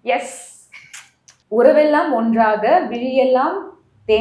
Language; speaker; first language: Tamil; native; Tamil